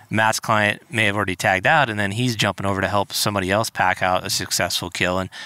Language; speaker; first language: English; native; English